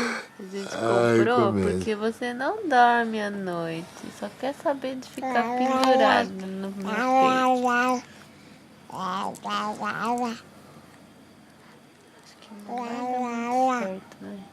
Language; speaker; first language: Portuguese; native; Portuguese